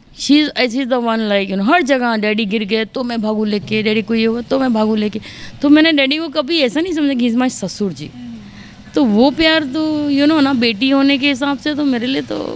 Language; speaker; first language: Hindi; native; Hindi